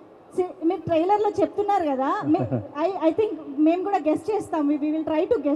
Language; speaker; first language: Telugu; native; Telugu